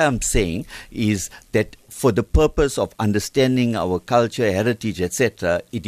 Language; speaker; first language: English; native; English